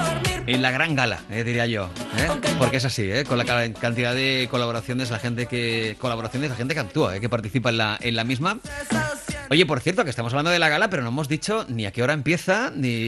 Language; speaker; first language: Spanish; native; Spanish